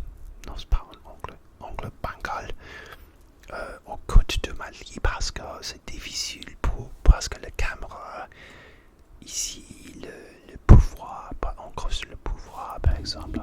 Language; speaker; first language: French; non-native, learner; English